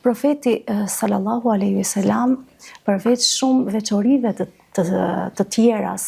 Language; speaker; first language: Albanian; native; Albanian